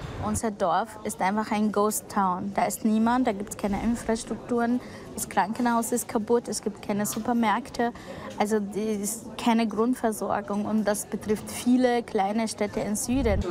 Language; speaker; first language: German; non-native, fluent; Arabic